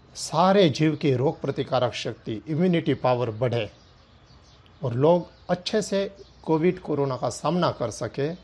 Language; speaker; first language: Hindi; non-native, local second language; Gujarati